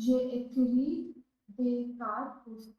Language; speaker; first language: French; non-native, learner; Hindi